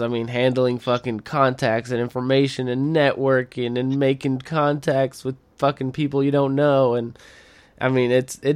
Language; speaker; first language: English; early bilingual, other home language; Spanish